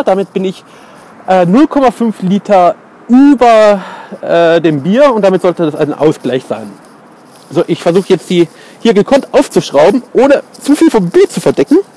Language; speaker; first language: German; native; German